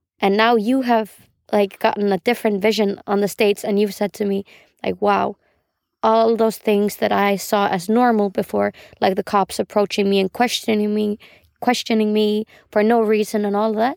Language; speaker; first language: English; non-native, fluent; Icelandic